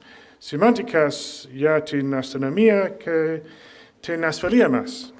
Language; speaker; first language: Greek; non-native, fluent; English